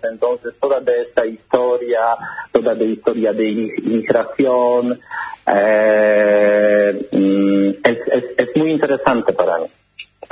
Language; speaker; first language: Spanish; non-native, learner; Polish